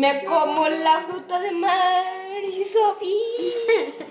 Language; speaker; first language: Spanish; native; Spanish